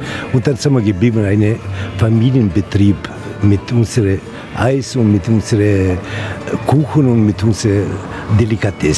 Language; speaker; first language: German; non-native, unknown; Italian